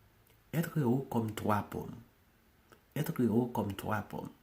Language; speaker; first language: French; non-native, local second language; Haitian Creole